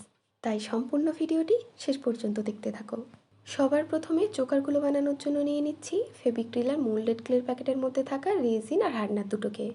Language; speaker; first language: Bangla; native; Bangla